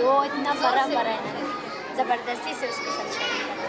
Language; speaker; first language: Hindi; non-native, learner; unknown